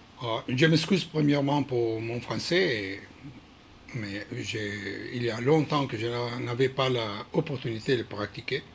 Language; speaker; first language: French; non-native, learner; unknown